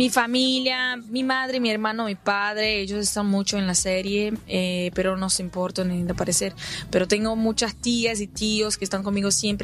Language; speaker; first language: Spanish; non-native, fluent; Portuguese